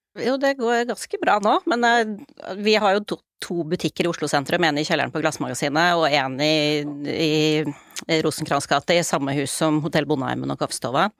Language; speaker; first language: Norwegian; native; Norwegian